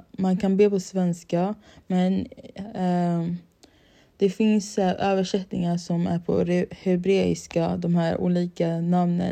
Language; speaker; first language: Swedish; early bilingual, other home language; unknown